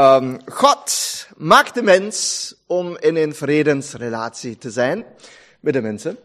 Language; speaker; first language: Dutch; non-native, fluent; German